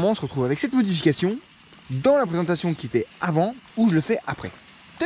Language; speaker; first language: French; native; French